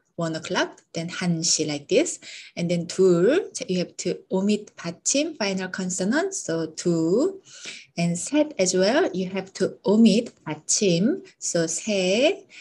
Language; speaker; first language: English; non-native, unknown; Korean